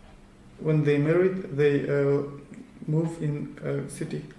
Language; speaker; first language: English; non-native, learner; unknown